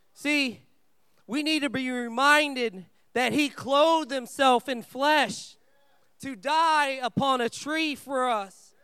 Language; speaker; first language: English; early bilingual, other home language; Vietnamese